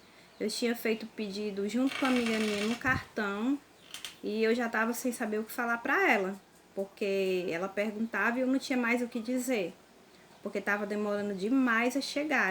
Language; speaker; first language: Portuguese; native; Portuguese